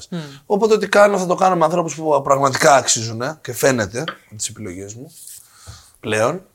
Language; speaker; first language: Greek; native; Greek